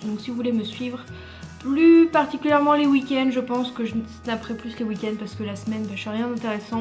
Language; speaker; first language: French; native; French